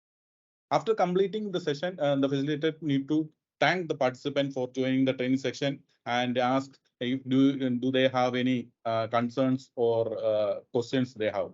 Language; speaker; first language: English; non-native, local second language; Malayalam